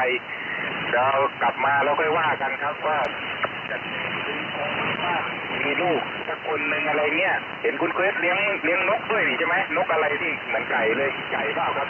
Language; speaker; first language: Thai; native; Thai